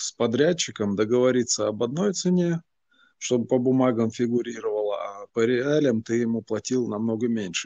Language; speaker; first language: Russian; non-native, local second language; Chechen